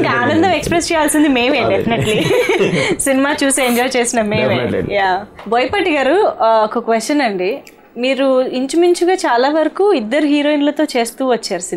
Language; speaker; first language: Telugu; native; Telugu